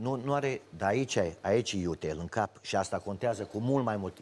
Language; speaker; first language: Romanian; native; Romanian